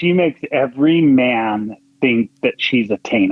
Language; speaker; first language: English; native; English